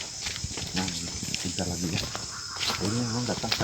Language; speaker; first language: Indonesian; native; Indonesian